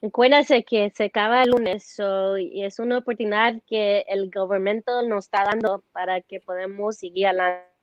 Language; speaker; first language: Spanish; early bilingual, heritage; Spanish